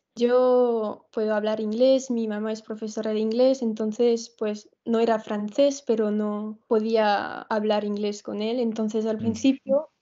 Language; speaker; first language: Spanish; non-native, fluent; French